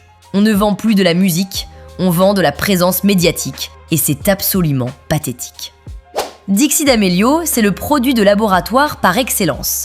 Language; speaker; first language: French; native; French